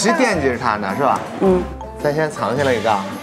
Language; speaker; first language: Chinese; native; Chinese